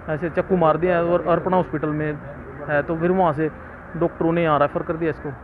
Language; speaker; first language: Hindi; native; Hindi